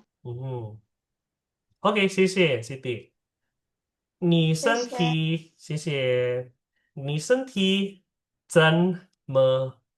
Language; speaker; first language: Chinese; non-native, fluent; Indonesian